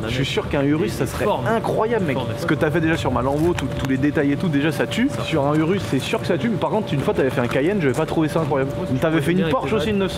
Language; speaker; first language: French; native; French